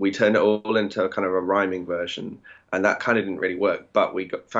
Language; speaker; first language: English; native; English